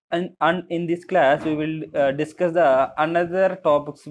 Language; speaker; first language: English; non-native, local second language; Telugu